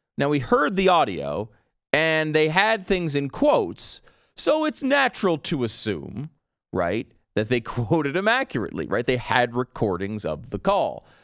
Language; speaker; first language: English; native; English